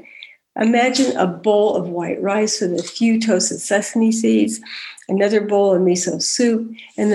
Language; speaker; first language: English; native; English